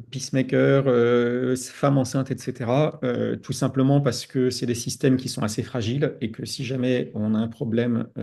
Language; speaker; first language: French; native; French